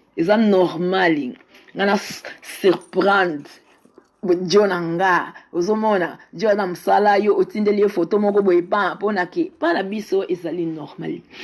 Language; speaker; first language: Lingala; non-native, fluent; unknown